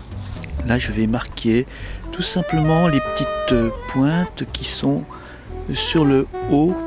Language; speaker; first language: French; native; French